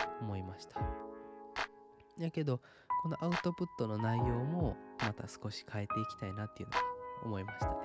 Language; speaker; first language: Japanese; native; Japanese